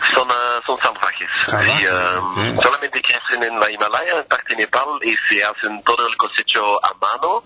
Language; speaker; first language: Spanish; non-native, fluent; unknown